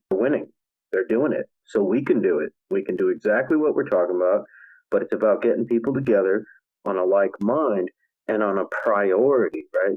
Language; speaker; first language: English; native; English